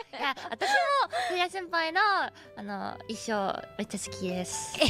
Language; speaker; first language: Japanese; non-native, fluent; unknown